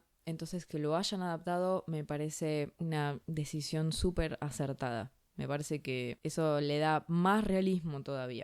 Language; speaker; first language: Spanish; native; Spanish